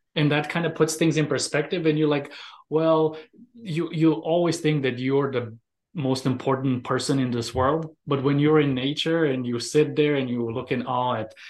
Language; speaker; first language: English; non-native, fluent; Romanian